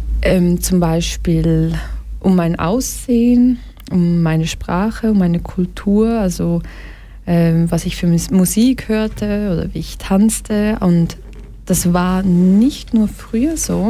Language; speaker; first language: German; early bilingual, other home language; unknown